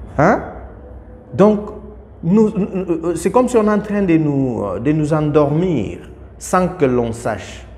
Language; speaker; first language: French; non-native, local second language; Lingala